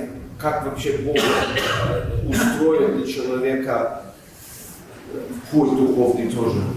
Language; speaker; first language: Russian; early bilingual, heritage; English